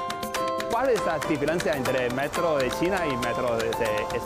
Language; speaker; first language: Spanish; non-native, fluent; Chinese